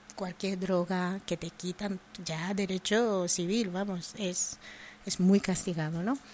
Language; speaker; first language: Spanish; non-native, fluent; Japanese